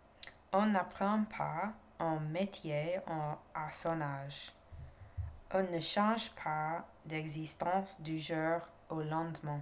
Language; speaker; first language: French; non-native, learner; English